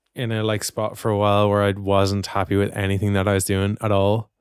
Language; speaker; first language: English; native; English